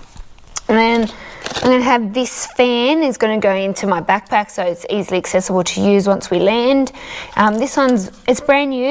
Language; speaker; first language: English; native; English